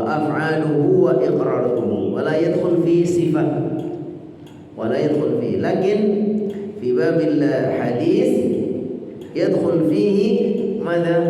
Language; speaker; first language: Arabic; non-native, fluent; Indonesian